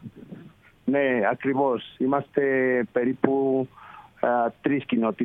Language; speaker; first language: Greek; early bilingual, heritage; Spanish